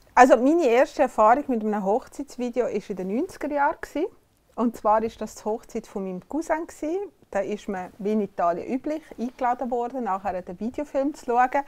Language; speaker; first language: German; native; German